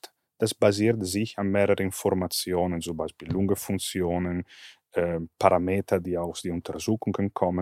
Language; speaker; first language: German; non-native, fluent; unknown